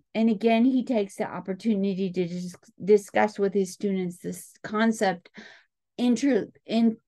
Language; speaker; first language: English; native; English